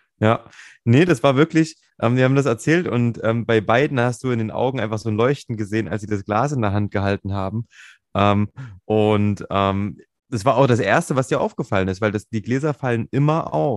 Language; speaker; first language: German; native; German